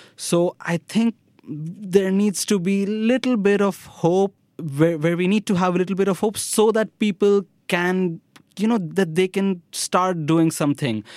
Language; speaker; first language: English; non-native, local second language; Hindi